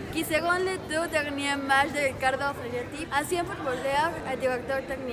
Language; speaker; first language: French; non-native, learner; Spanish